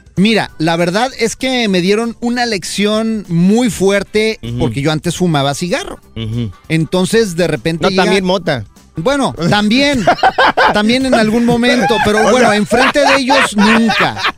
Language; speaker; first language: Spanish; native; Spanish